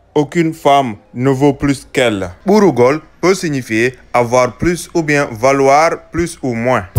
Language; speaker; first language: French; non-native, local second language; Fula